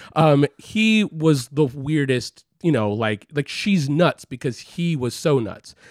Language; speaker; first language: English; native; English